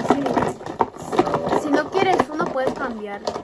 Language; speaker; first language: Spanish; early bilingual, other home language; Filipino